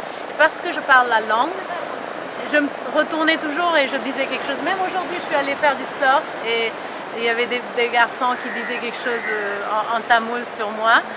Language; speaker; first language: French; early bilingual, heritage; French